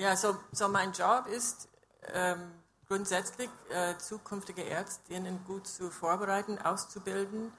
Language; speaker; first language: German; non-native, fluent; English